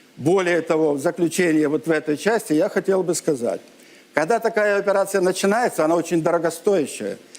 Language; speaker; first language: Russian; non-native, local second language; Ukrainian